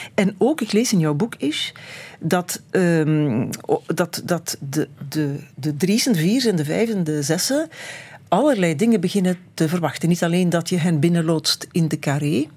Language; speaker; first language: Dutch; native; Dutch